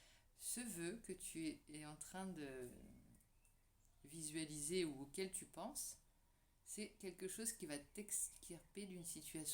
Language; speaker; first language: French; native; French